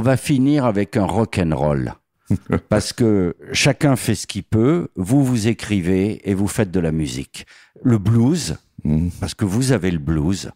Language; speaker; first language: French; native; French